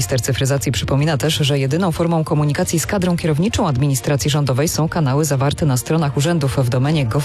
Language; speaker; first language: Polish; native; Polish